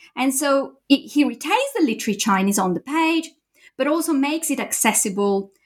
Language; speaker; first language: English; non-native, fluent; Italian